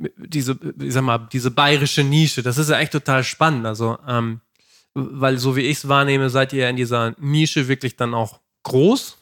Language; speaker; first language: German; native; German